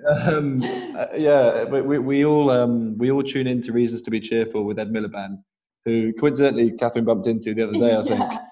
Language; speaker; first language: English; native; English